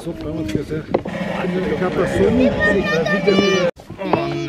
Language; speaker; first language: Dutch; early bilingual, other home language; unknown